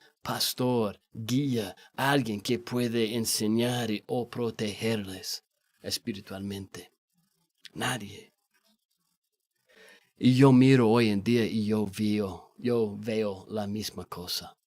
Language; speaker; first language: Spanish; non-native, fluent; English